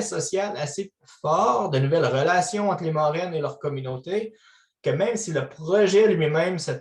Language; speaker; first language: French; native; French